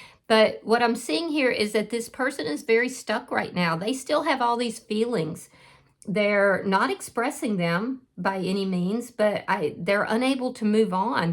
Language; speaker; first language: English; native; English